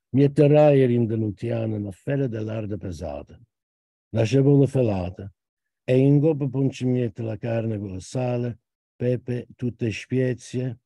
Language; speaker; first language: Italian; non-native, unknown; English